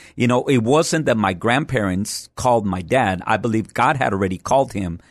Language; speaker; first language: English; early bilingual, other home language; Spanish